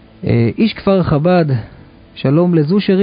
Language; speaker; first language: Hebrew; native; Hebrew